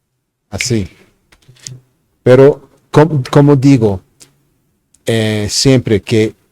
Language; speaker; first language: Spanish; non-native, fluent; English